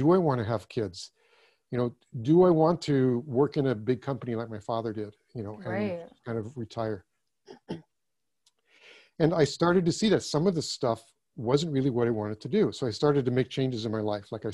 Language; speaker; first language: English; early bilingual, other home language; German